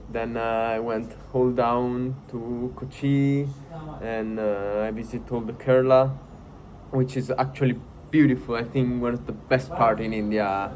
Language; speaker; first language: English; non-native, fluent; Italian